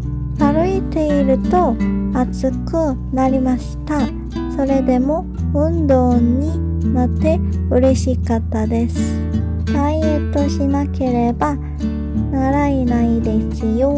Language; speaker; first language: Japanese; non-native, fluent; Korean